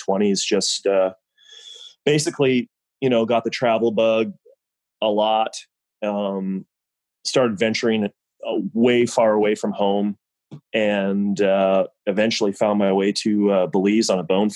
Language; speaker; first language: English; native; English